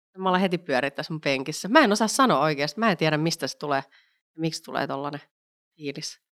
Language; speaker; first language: Finnish; native; Finnish